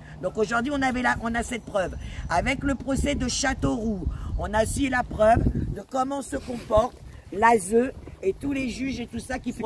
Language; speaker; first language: French; native; French